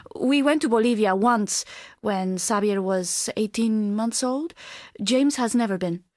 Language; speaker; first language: English; non-native, fluent; Spanish